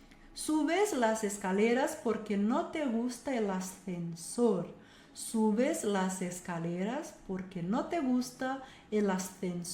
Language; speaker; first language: Spanish; non-native, fluent; Portuguese